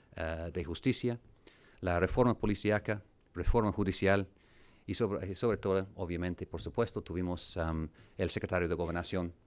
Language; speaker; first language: Spanish; non-native, fluent; English